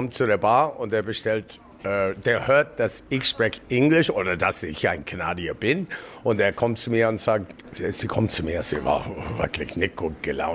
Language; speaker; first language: German; non-native, fluent; English